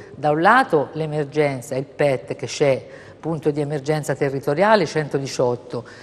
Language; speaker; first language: Italian; native; Italian